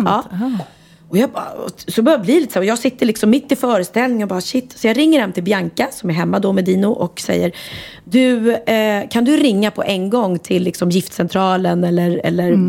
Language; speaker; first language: Swedish; native; Swedish